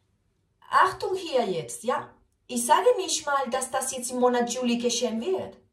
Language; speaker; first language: German; non-native, fluent; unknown